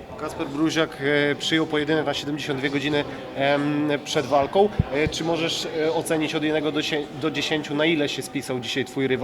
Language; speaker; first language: Polish; native; Polish